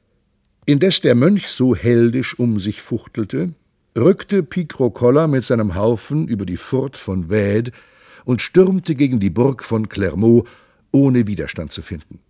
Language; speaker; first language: German; native; German